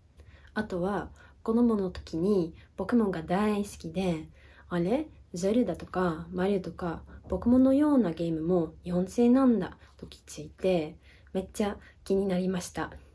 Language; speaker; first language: Japanese; non-native, fluent; Dutch